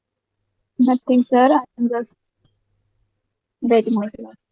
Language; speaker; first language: English; non-native, learner; Hindi